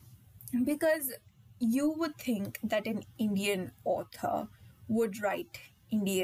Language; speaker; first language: English; non-native, local second language; Hindi